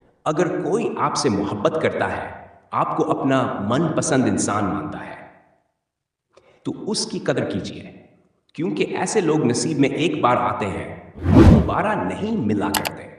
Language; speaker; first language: Urdu; native; Urdu